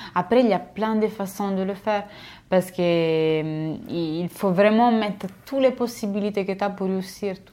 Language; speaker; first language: French; non-native, fluent; Italian